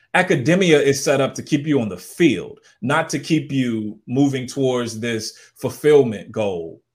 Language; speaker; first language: English; native; English